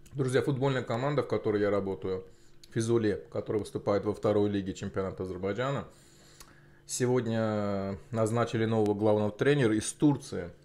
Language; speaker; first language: Russian; non-native, local second language; Azerbaijani